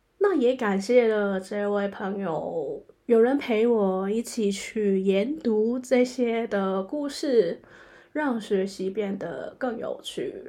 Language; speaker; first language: Chinese; non-native, local second language; Cantonese